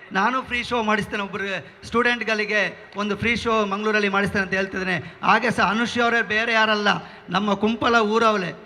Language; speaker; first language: Kannada; non-native, local second language; Tulu